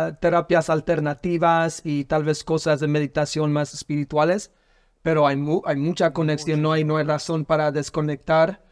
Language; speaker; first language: Spanish; non-native, learner; English